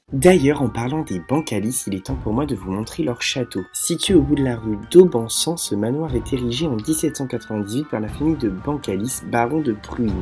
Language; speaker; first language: French; native; French